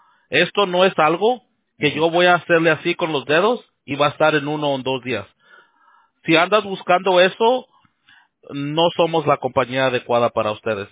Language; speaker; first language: Spanish; early bilingual, heritage; Spanish